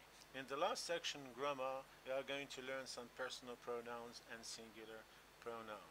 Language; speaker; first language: English; non-native, local second language; Arabic